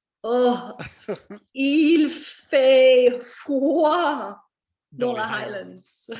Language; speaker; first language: French; non-native, fluent; English